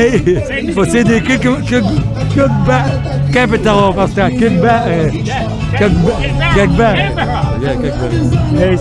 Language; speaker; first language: English; non-native, learner; Ukrainian